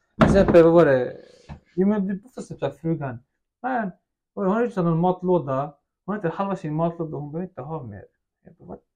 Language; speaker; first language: Swedish; early bilingual, other home language; Russian